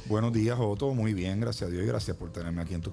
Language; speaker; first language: Spanish; native; Spanish